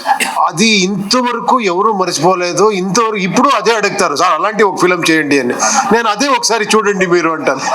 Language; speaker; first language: Telugu; non-native, local second language; Kannada